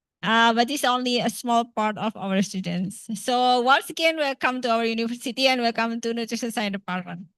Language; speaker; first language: English; non-native, fluent; Indonesian